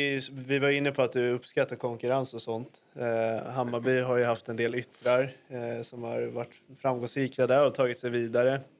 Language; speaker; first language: Swedish; native; Swedish